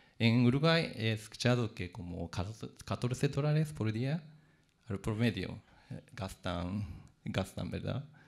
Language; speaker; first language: Spanish; non-native, fluent; Japanese